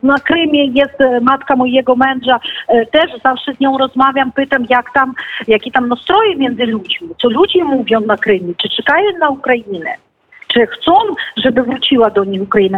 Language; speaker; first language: Polish; non-native, fluent; Ukrainian